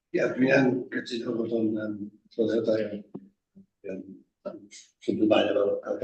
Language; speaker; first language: Welsh; native; Welsh